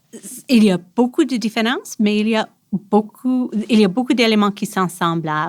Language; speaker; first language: French; non-native, local second language; English